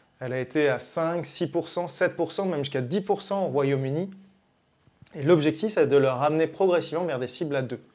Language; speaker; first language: French; native; French